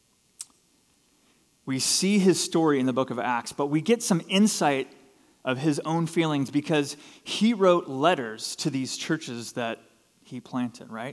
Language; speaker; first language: English; native; English